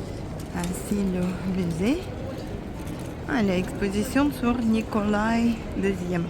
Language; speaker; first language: French; non-native, learner; Russian